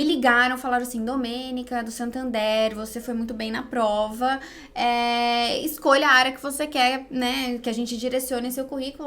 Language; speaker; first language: Portuguese; native; Portuguese